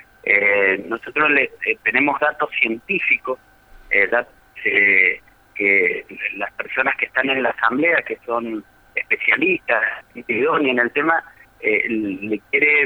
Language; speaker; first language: Spanish; native; Spanish